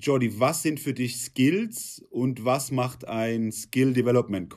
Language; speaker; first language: German; native; German